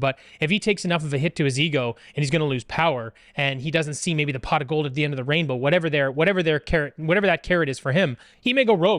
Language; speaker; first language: English; native; English